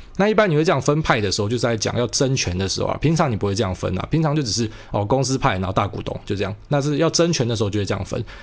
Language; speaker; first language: Chinese; native; Chinese